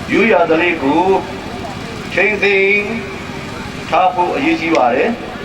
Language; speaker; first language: Burmese; non-native, local second language; Thado Chin